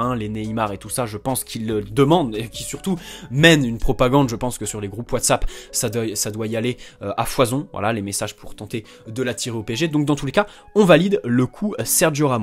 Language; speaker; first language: French; native; French